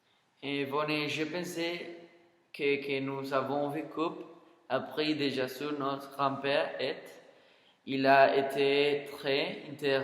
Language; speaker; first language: French; non-native, learner; Spanish